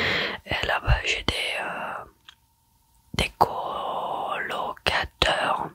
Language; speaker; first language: French; early bilingual, heritage; French